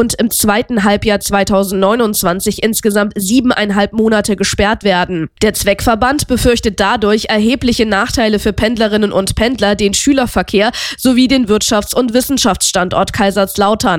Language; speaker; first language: German; native; German